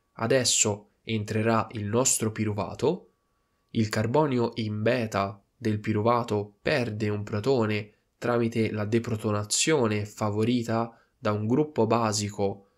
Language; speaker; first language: Italian; native; Italian